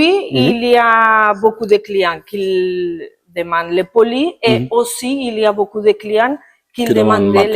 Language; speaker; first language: French; non-native, learner; Spanish